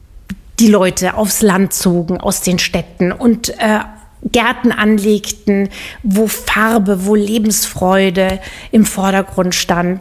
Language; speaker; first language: German; native; German